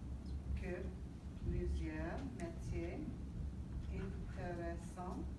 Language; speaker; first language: French; non-native, learner; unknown